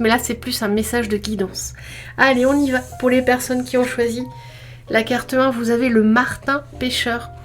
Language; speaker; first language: French; native; French